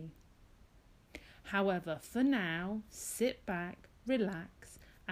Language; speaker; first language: English; native; English